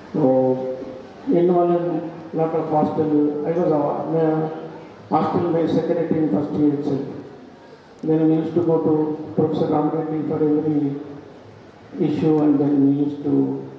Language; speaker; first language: English; non-native, local second language; Telugu